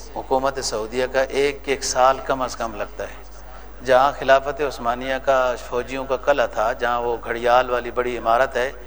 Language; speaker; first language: Urdu; non-native, local second language; Punjabi